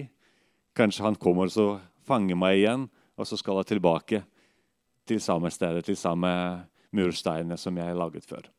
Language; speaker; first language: Norwegian; non-native, fluent; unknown